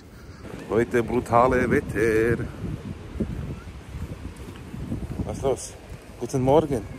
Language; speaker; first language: German; native; German